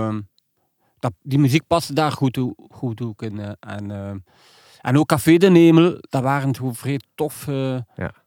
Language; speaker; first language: Dutch; non-native, local second language; French